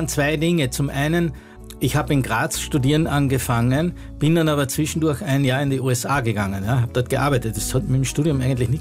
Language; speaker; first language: German; native; German